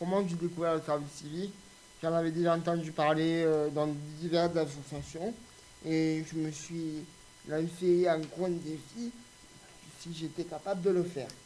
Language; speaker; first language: French; native; French